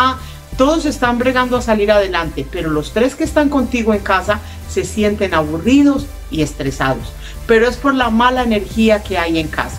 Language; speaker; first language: Spanish; native; Spanish